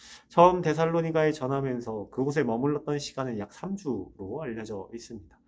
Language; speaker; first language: Korean; native; Korean